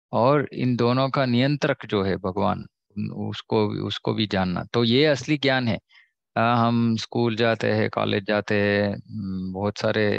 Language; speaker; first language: Hindi; non-native, local second language; Kannada